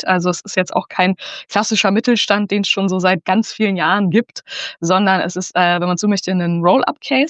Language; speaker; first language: German; native; German